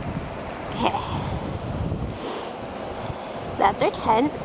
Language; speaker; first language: English; native; English